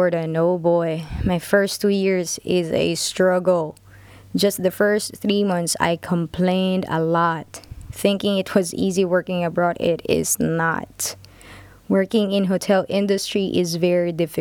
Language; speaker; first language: English; non-native, local second language; Filipino